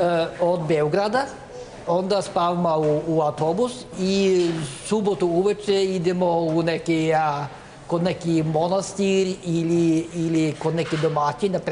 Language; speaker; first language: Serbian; non-native, learner; Norwegian